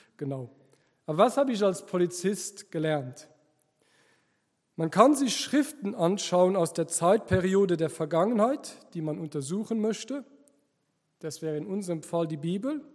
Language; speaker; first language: German; non-native, local second language; Luxembourgish